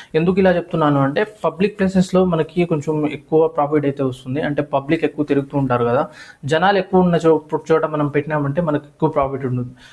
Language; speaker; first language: Telugu; non-native, local second language; Urdu